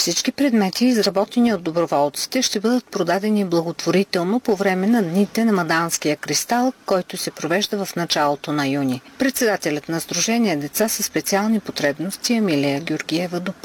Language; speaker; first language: Bulgarian; native; Bulgarian